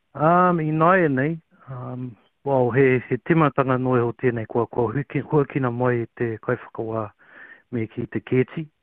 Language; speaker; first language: Māori; non-native, local second language; English